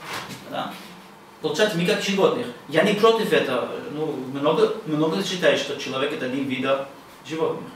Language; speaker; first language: Russian; non-native, learner; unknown